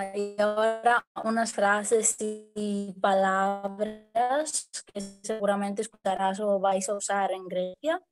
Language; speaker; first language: Spanish; non-native, fluent; Greek